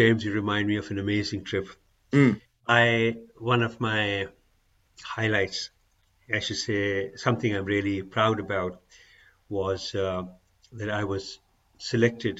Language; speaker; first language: English; non-native, local second language; Urdu